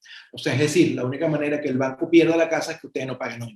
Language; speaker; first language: Spanish; native; Spanish